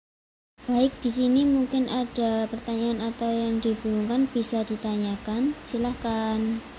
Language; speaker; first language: Indonesian; native; Indonesian